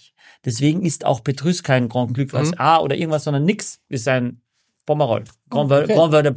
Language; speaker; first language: German; native; German